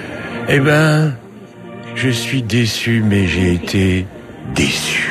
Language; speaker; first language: French; native; French